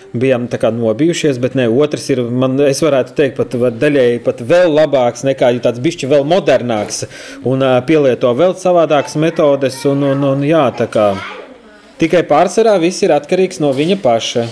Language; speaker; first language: Latvian; native; Latvian